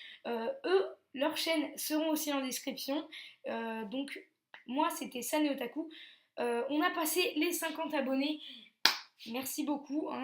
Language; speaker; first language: French; native; French